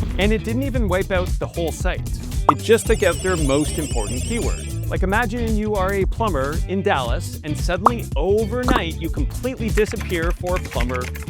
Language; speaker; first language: English; native; English